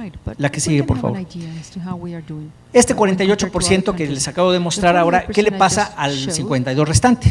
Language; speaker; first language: Spanish; native; Spanish